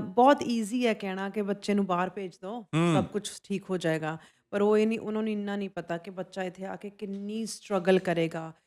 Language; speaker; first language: Punjabi; non-native, fluent; English